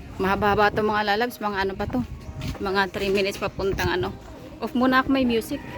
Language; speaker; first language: Filipino; non-native, local second language; Hiligaynon